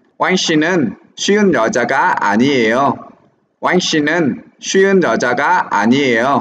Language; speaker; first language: Korean; non-native, fluent; Vietnamese